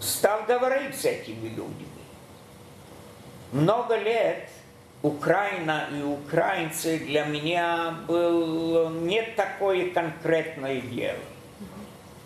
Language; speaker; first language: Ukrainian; non-native, local second language; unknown